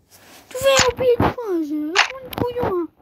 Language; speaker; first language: French; non-native, local second language; Morisyen